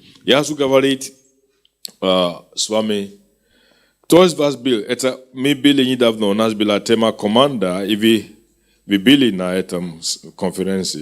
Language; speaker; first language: Russian; non-native, fluent; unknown